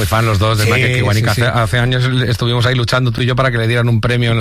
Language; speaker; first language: Spanish; native; Spanish